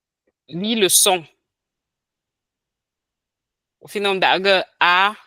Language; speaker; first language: French; non-native, local second language; Ghomala